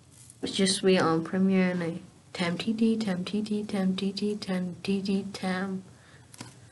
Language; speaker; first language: French; non-native, learner; English